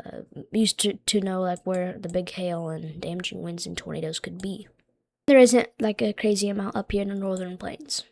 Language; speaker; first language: English; native; English